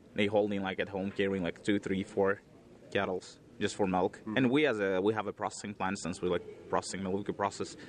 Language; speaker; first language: English; non-native, fluent; Uzbek